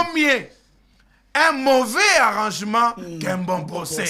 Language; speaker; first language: French; non-native, local second language; Lingala